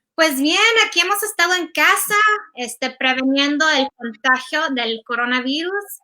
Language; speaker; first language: Spanish; early bilingual, heritage; Spanish